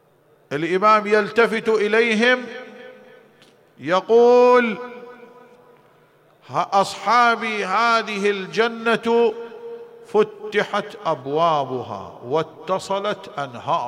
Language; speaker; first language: Arabic; native; Arabic